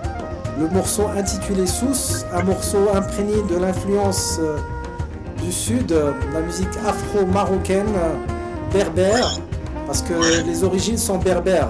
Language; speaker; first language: French; native; French